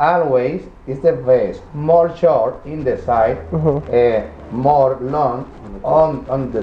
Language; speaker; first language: English; non-native, learner; Spanish